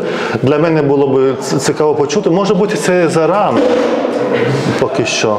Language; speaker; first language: Ukrainian; non-native, fluent; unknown